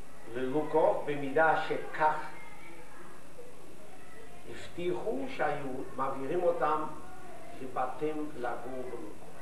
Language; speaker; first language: Hebrew; non-native, fluent; Yiddish